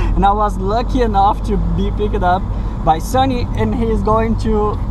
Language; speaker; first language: English; non-native, fluent; Portuguese